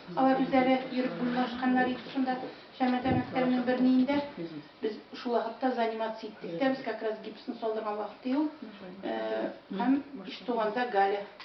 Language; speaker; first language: Tatar; native; Tatar